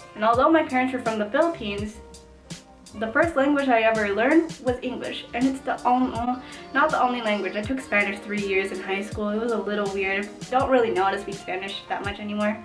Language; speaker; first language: English; native; English